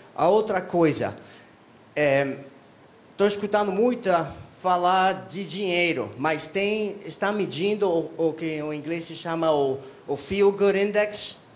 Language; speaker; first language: Portuguese; non-native, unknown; English